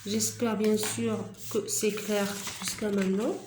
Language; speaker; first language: French; non-native, local second language; Arabic